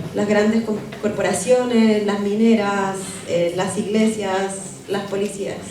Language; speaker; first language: Spanish; native; Spanish